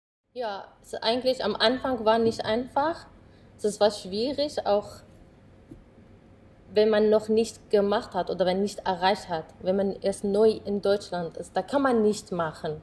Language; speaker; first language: German; non-native, fluent; Arabic